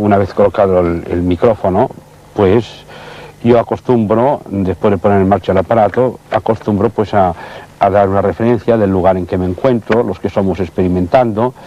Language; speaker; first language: Spanish; native; Spanish